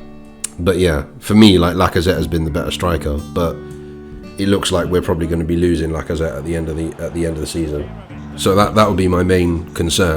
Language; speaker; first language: English; native; English